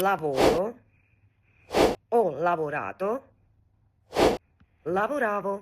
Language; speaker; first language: Italian; non-native, fluent; Georgian